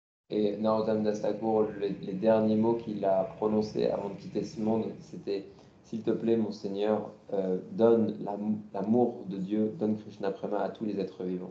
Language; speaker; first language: French; native; French